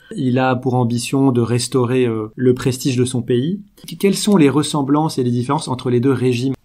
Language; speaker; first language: French; native; French